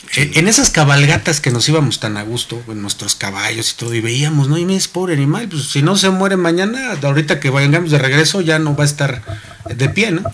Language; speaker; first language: Spanish; native; Spanish